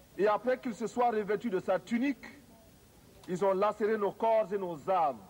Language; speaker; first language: French; non-native, local second language; Mossi